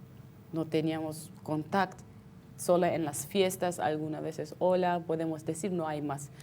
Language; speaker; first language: Spanish; non-native, fluent; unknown